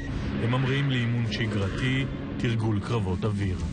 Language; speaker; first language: Hebrew; native; Hebrew